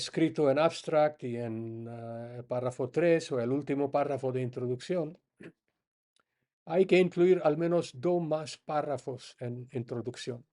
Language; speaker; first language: Spanish; non-native, fluent; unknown